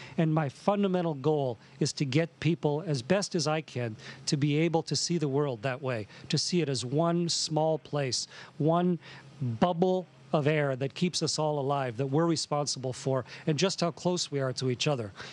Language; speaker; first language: English; native; English